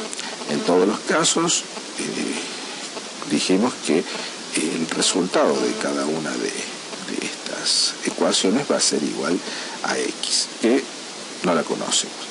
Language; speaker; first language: Spanish; native; Spanish